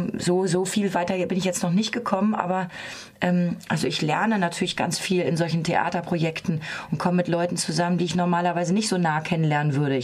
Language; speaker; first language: German; native; German